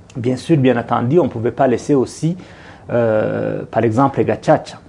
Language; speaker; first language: French; non-native, local second language; Kinyarwanda